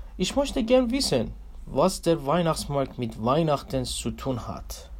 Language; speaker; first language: German; non-native, learner; Persian